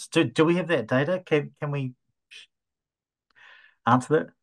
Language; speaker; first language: English; native; English